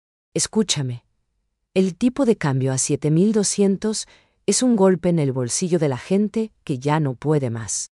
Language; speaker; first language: Spanish; native; Spanish